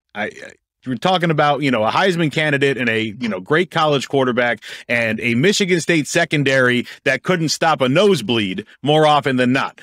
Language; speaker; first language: English; native; English